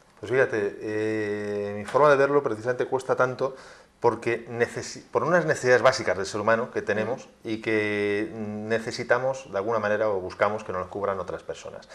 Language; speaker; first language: Spanish; native; Spanish